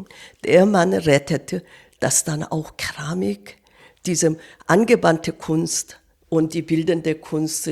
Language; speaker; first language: German; non-native, fluent; Korean